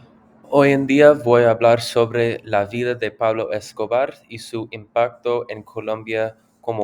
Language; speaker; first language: Spanish; non-native, learner; English